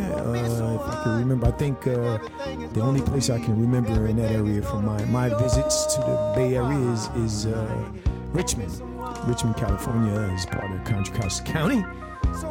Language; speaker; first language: English; native; English